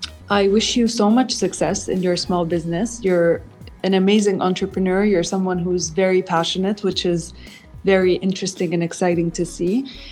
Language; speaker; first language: English; non-native, local second language; Arabic